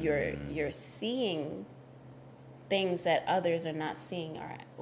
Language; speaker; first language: English; early bilingual, other home language; Shona